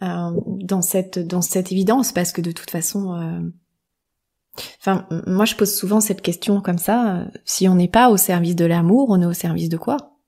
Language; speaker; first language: French; native; French